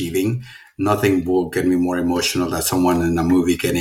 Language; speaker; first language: English; non-native, fluent; Spanish